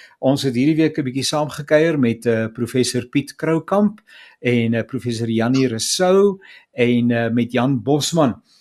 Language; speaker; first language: Afrikaans; native; Afrikaans